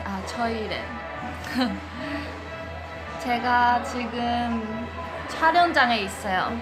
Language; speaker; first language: Korean; non-native, fluent; Chinese